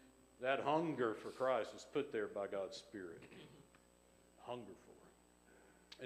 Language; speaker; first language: English; native; English